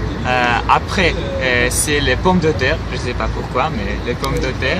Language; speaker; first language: French; non-native, learner; Uzbek